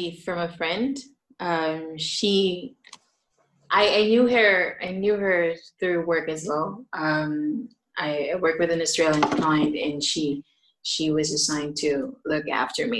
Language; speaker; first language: English; non-native, local second language; Filipino